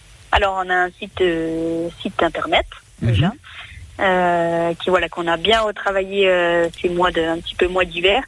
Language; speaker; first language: French; native; French